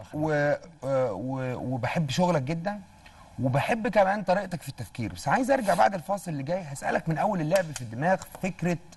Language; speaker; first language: Egyptian Arabic; native; Egyptian Arabic